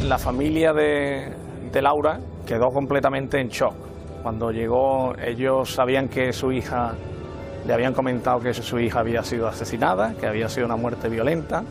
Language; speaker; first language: Spanish; native; Spanish